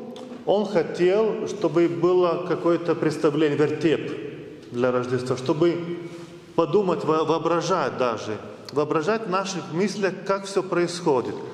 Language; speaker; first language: Russian; non-native, fluent; Lithuanian